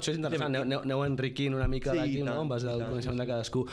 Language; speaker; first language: Catalan; native; Catalan